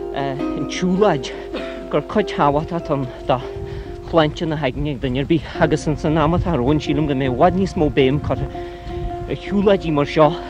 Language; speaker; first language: Irish; native; Irish